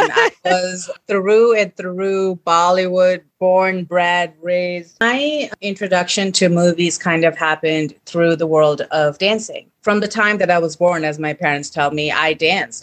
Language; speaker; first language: English; non-native, local second language; Hindi